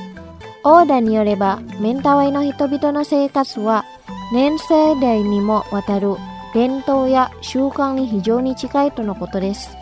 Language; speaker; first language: Japanese; non-native, fluent; Indonesian